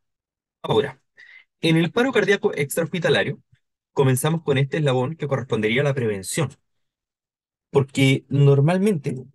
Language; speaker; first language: Spanish; native; Spanish